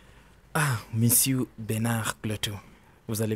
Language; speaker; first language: French; non-native, learner; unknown